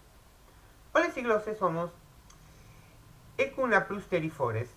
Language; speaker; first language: Greek; non-native, learner; Spanish